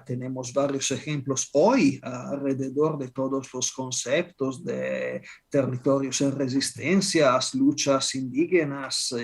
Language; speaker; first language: Spanish; non-native, fluent; Italian